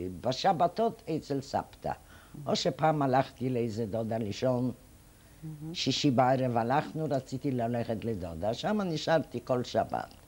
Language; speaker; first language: Hebrew; non-native, fluent; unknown